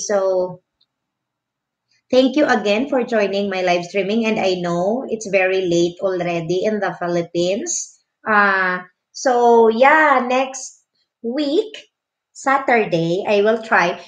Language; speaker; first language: English; non-native, local second language; Filipino